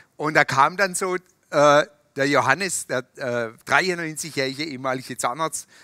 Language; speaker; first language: German; native; German